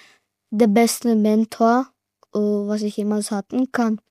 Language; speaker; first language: German; early bilingual, other home language; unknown